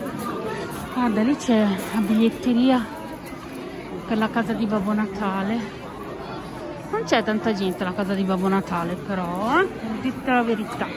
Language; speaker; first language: Italian; native; Italian